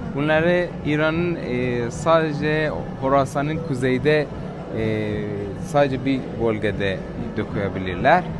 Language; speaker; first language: Turkish; non-native, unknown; Persian